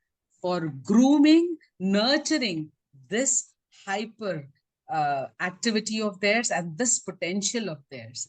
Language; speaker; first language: English; non-native, local second language; Tamil